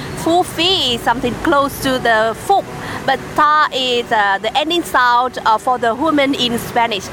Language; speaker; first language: English; non-native, learner; Vietnamese